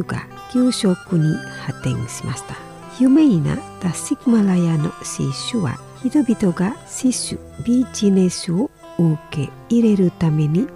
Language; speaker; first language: Japanese; non-native, learner; Indonesian